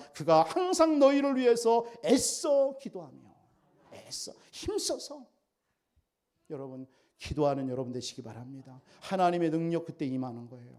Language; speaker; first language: Korean; native; Korean